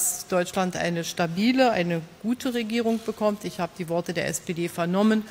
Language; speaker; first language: German; native; German